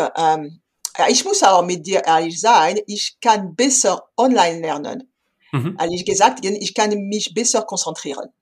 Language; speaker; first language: German; non-native, fluent; French